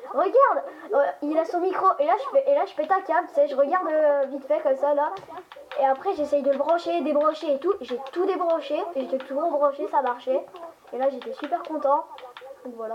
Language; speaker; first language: French; native; French